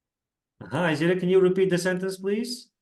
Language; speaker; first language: English; non-native, fluent; Kazakh